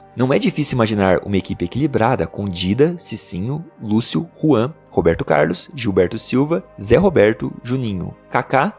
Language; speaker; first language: Portuguese; native; Portuguese